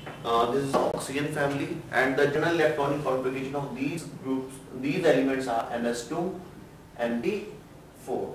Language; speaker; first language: English; non-native, local second language; Hindi